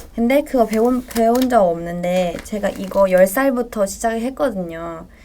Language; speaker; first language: Korean; non-native, fluent; Thai